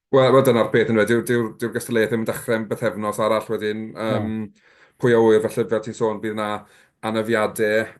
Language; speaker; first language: Welsh; native; Welsh